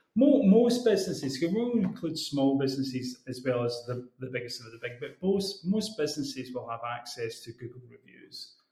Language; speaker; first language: English; native; English